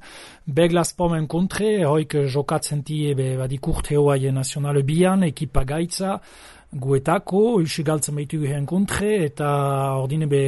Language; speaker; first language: Basque; native; Basque